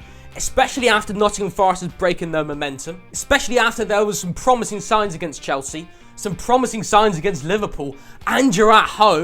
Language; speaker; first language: English; native; English